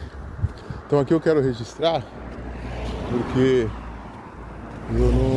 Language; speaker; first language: Portuguese; native; Portuguese